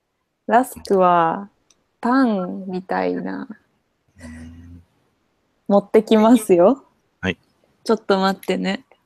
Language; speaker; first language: Japanese; non-native, fluent; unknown